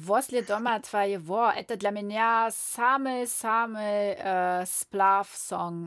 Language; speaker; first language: Russian; non-native, learner; German